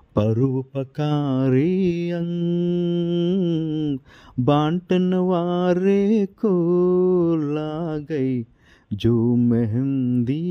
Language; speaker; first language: Hindi; non-native, local second language; Telugu